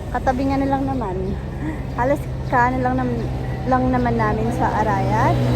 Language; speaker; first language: Filipino; native; Filipino